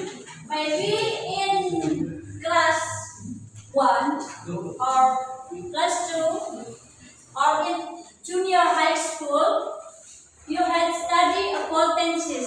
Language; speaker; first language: English; non-native, learner; Indonesian